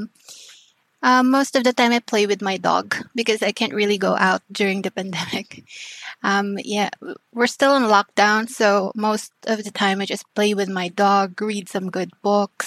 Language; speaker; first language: English; non-native, local second language; Filipino